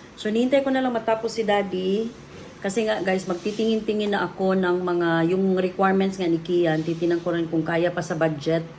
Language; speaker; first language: Filipino; non-native, local second language; Cebuano